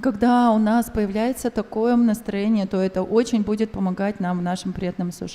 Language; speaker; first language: Russian; native; Russian